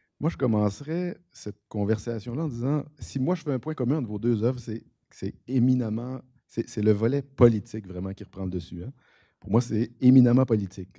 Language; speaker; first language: French; native; French